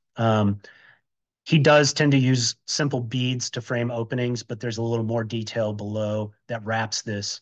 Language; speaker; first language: English; native; English